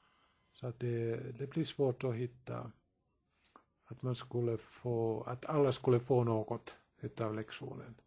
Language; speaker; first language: Swedish; non-native, local second language; Finnish